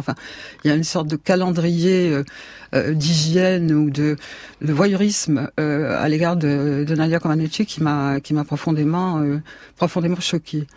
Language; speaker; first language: French; native; French